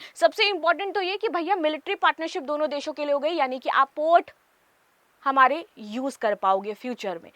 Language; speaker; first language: Hindi; native; Hindi